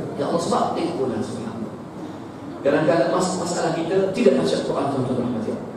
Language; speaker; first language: Malay; non-native, fluent; Arabic